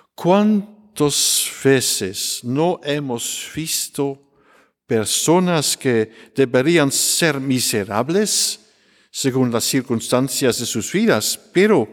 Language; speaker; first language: Spanish; non-native, fluent; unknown